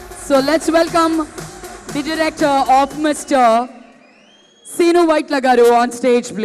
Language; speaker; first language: Telugu; native; Telugu